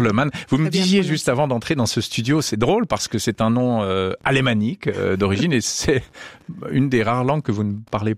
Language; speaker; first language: French; native; French